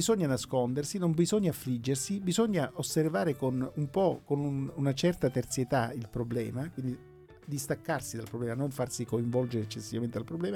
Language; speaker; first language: Italian; native; Italian